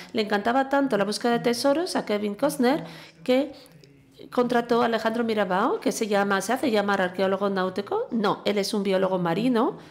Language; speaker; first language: Spanish; non-native, fluent; English